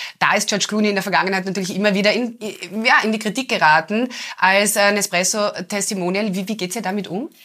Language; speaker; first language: German; native; German